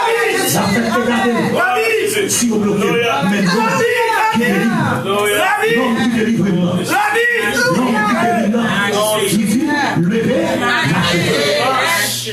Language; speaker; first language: French; non-native, local second language; Haitian Creole